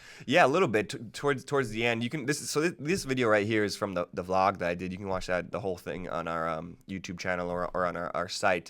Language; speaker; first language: English; native; English